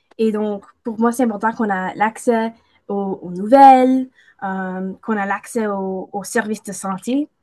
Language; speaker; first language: French; non-native, local second language; English